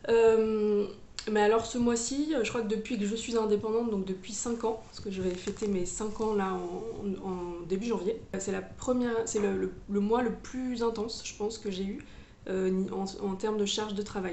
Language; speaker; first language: French; native; French